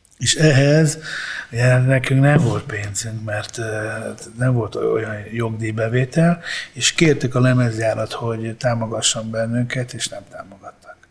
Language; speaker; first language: Hungarian; early bilingual, other home language; Italian